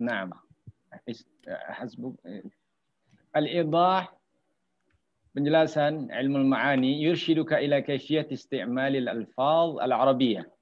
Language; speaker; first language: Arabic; non-native, fluent; Indonesian